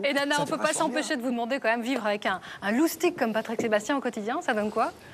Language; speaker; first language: French; native; French